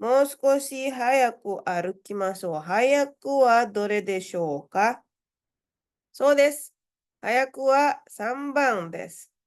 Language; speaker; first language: Japanese; non-native, fluent; Indonesian